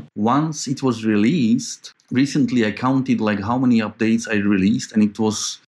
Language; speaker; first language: English; non-native, fluent; Slovak